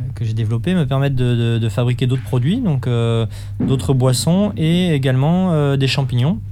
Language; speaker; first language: French; native; French